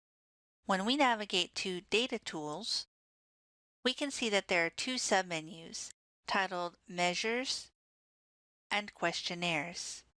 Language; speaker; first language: English; native; English